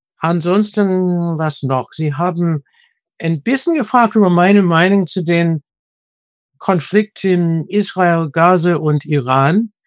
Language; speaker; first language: German; non-native, fluent; English